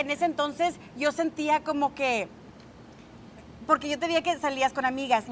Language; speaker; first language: Spanish; early bilingual, other home language; English